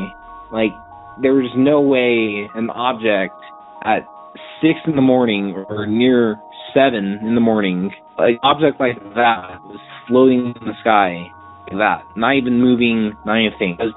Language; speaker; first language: English; native; English